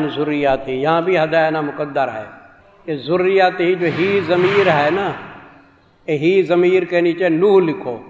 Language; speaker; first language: Urdu; non-native, local second language; Saraiki